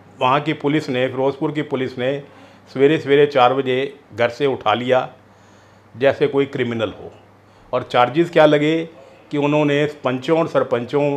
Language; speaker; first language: Hindi; non-native, local second language; Punjabi